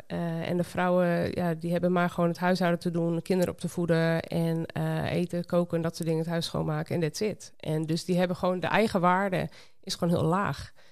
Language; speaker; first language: Dutch; native; Dutch